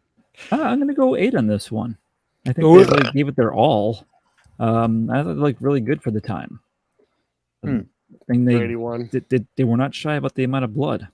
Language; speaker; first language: English; native; English